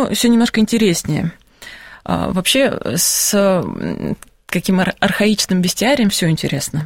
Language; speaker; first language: Russian; native; Russian